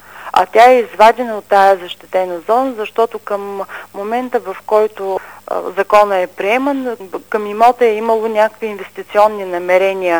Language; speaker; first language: Bulgarian; native; Bulgarian